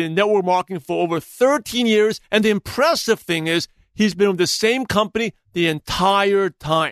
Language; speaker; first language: English; native; English